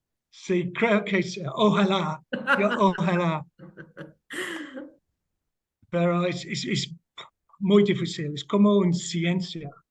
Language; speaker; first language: Spanish; non-native, learner; English